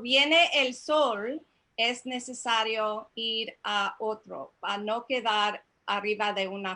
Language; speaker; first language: Spanish; non-native, learner; English